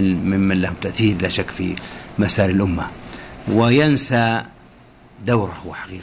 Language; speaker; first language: Arabic; native; Arabic